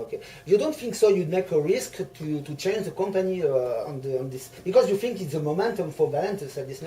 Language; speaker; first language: English; non-native, learner; French